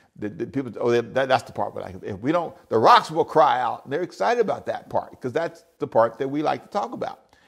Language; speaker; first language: English; native; English